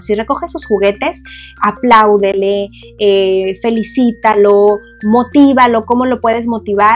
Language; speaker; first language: Spanish; native; Spanish